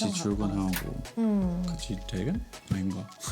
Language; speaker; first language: Korean; non-native, learner; English